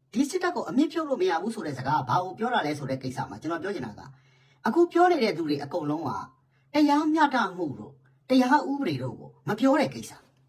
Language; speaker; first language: Burmese; non-native, local second language; S'gaw Karen